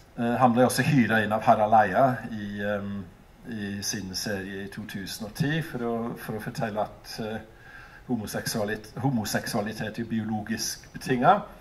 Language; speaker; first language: Norwegian; non-native, fluent; English